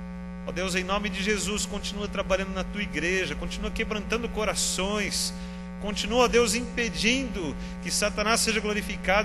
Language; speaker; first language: Portuguese; native; Portuguese